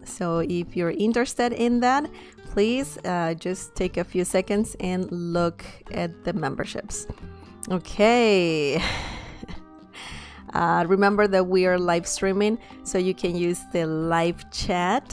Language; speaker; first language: English; non-native, fluent; Spanish